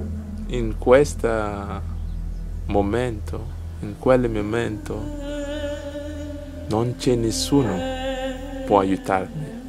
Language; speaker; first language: Italian; non-native, learner; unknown